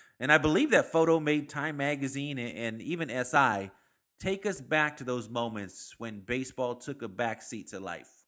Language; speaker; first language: English; native; English